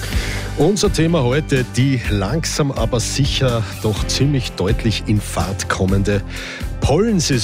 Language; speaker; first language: German; native; German